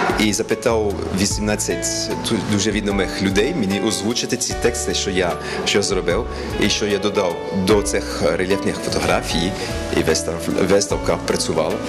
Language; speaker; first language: Ukrainian; early bilingual, heritage; Ukrainian